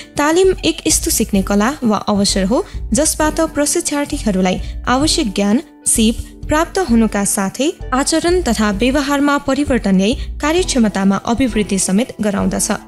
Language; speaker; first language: Nepali; non-native, local second language; Newari